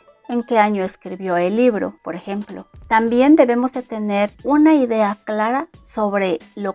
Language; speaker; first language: Spanish; native; Spanish